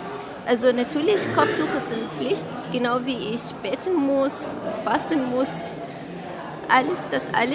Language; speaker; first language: German; non-native, fluent; Arabic